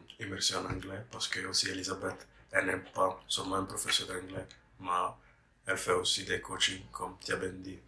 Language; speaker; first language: French; non-native, learner; English